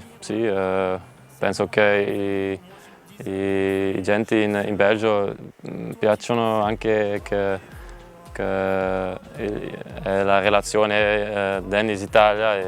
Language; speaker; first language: Italian; non-native, learner; Dutch